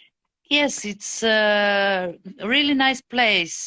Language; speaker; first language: English; non-native, fluent; Bulgarian